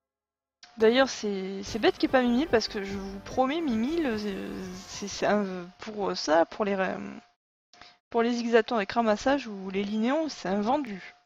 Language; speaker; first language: French; native; French